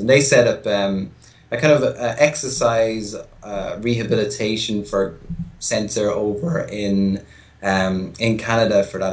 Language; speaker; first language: English; native; English